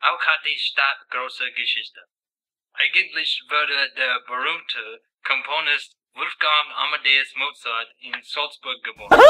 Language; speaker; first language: German; non-native, learner; English